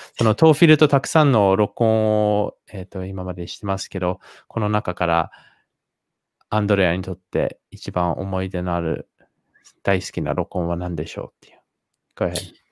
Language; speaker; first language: Japanese; native; Japanese